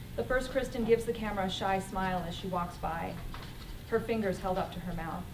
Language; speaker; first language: English; native; English